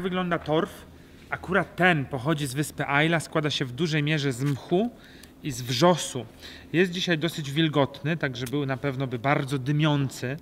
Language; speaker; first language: Polish; native; Polish